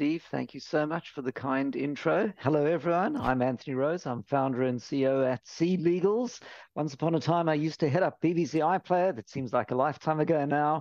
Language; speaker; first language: English; native; English